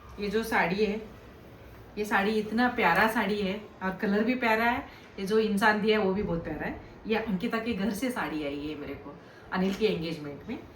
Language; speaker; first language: Hindi; non-native, local second language; Kannada